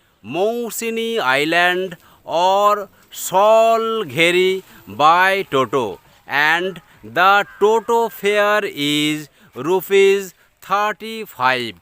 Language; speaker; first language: English; non-native, local second language; Bangla